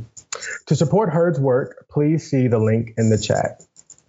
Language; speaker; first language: English; native; English